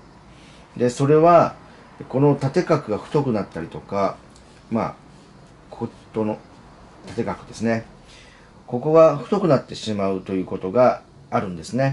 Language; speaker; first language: Japanese; native; Japanese